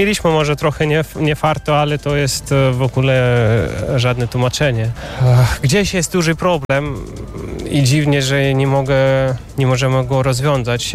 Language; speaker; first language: Polish; non-native, fluent; Russian